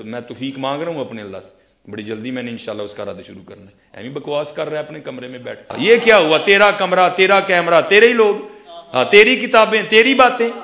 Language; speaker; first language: Urdu; non-native, local second language; Punjabi